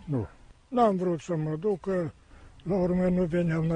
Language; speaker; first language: Romanian; non-native, local second language; German